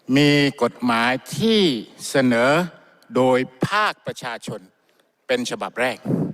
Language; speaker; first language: Thai; non-native, local second language; Malay